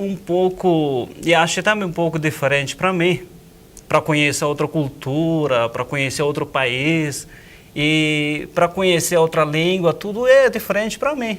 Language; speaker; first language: Portuguese; non-native, fluent; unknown